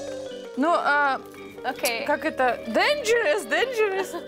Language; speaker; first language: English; non-native, learner; Belarusian